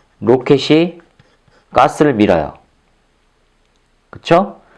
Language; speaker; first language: Korean; native; Korean